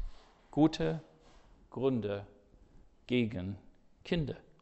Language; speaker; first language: German; non-native, fluent; English